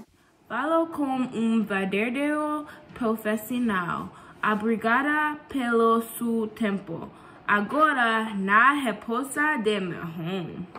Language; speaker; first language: Portuguese; non-native, learner; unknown